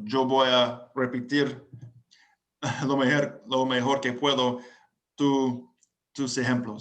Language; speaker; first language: Spanish; non-native, learner; English